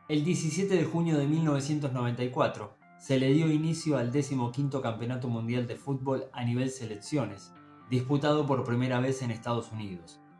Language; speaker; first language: Spanish; native; Spanish